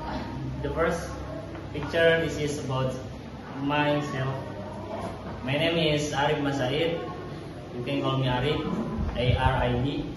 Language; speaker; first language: English; non-native, learner; Indonesian